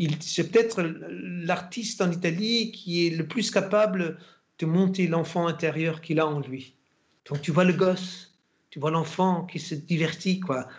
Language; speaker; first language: French; non-native, fluent; German